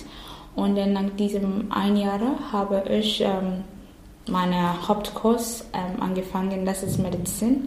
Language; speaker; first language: German; non-native, learner; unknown